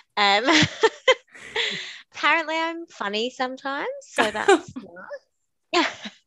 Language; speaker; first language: English; native; English